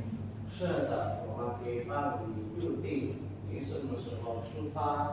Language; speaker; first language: Chinese; non-native, learner; Indonesian